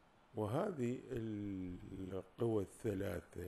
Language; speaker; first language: Arabic; native; Arabic